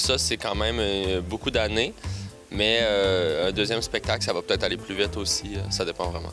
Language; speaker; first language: French; native; French